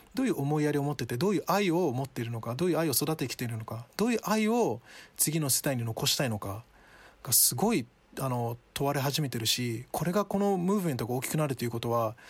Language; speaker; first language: Japanese; early bilingual, other home language; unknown